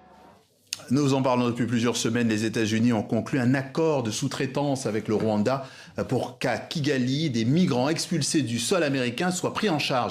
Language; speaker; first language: French; native; French